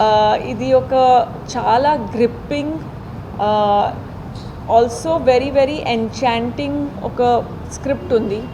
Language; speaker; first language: Telugu; non-native, fluent; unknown